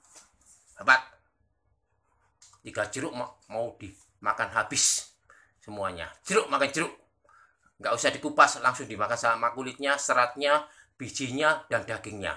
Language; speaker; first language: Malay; non-native, local second language; Javanese